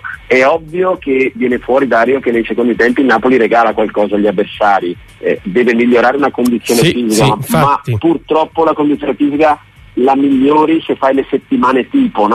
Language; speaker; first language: Italian; native; Italian